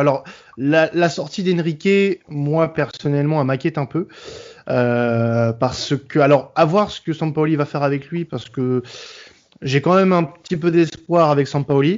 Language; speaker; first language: French; native; French